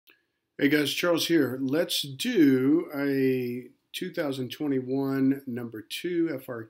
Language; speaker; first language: English; native; English